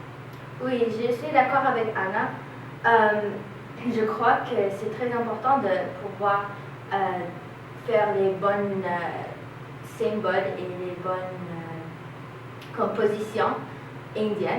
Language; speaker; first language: French; non-native, learner; English